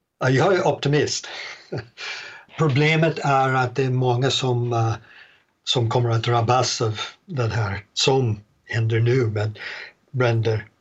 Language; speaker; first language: Swedish; non-native, fluent; English